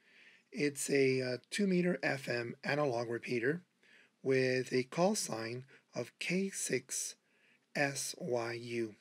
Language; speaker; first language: English; native; English